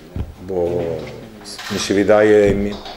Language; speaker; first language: Polish; non-native, learner; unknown